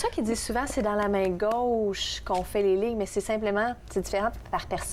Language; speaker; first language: French; native; French